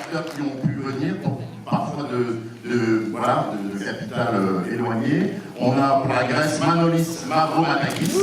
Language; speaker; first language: French; native; French